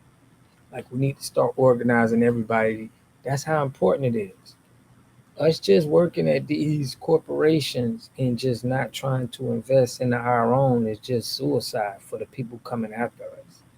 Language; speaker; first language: English; native; English